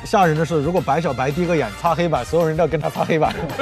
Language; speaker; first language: Chinese; native; Chinese